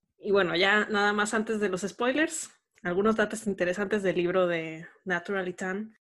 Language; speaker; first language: Spanish; native; Spanish